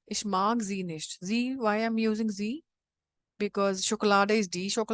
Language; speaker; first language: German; non-native, fluent; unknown